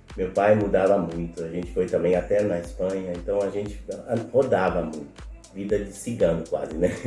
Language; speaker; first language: Portuguese; non-native, fluent; Spanish